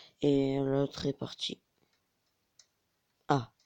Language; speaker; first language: French; native; French